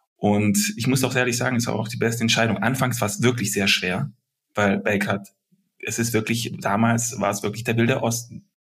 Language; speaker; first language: German; early bilingual, other home language; Serbian